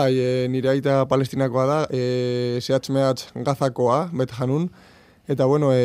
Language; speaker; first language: Basque; non-native, local second language; Spanish